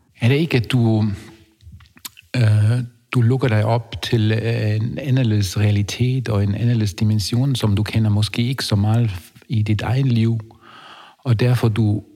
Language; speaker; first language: Danish; non-native, fluent; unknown